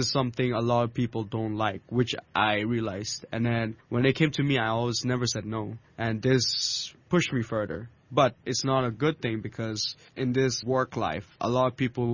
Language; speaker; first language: English; non-native, local second language; Bangla